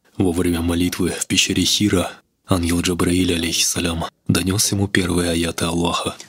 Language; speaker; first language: Russian; non-native, local second language; Kazakh